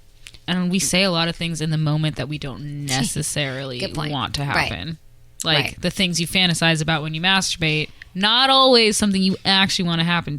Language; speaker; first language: English; native; English